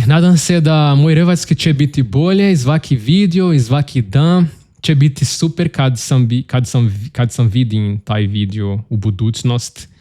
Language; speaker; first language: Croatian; non-native, learner; Portuguese